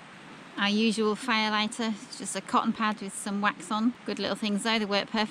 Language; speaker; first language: English; native; English